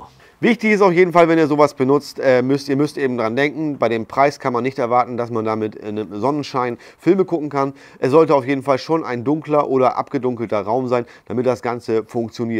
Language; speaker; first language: German; native; German